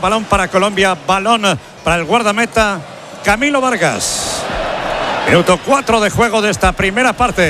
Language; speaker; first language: Spanish; native; Spanish